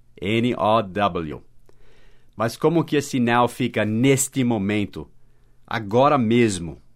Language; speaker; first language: Portuguese; non-native, fluent; English